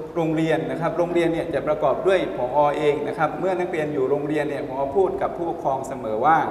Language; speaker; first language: Thai; native; Thai